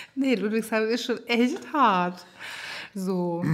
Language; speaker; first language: German; non-native, fluent; Hungarian